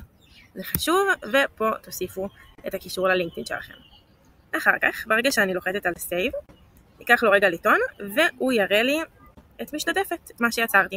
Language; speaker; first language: Hebrew; native; Hebrew